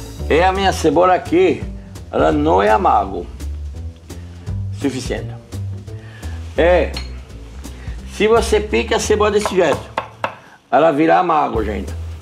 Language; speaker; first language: Portuguese; non-native, fluent; French